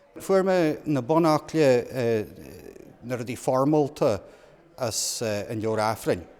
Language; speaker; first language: Irish; native; Irish